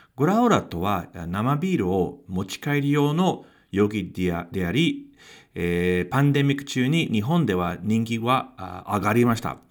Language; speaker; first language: Japanese; non-native, fluent; English